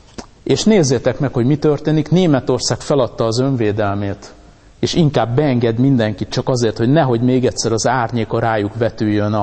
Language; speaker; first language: Hungarian; native; Hungarian